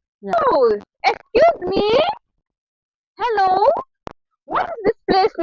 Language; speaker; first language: English; non-native, learner; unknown